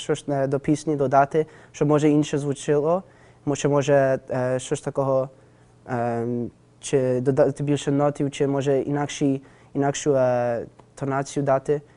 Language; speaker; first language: Ukrainian; early bilingual, heritage; Ukrainian